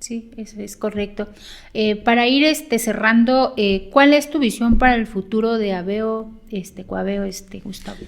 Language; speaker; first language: Spanish; native; Spanish